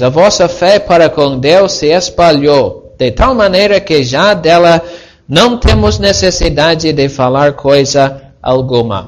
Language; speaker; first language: Portuguese; non-native, fluent; English